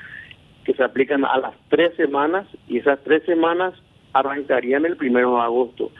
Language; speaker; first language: Spanish; native; Spanish